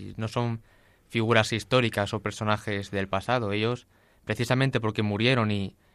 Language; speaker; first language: Spanish; native; Spanish